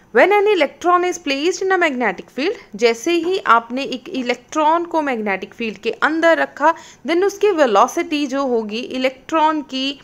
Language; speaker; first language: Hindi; non-native, local second language; Punjabi